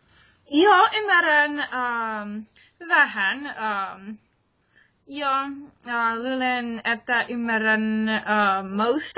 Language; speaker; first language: Finnish; non-native, learner; English